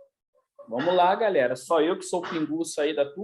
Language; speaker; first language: Portuguese; native; Portuguese